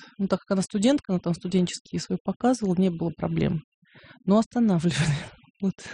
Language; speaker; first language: Russian; native; Russian